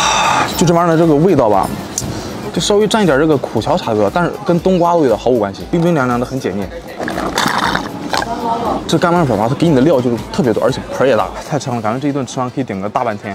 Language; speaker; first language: Chinese; native; Chinese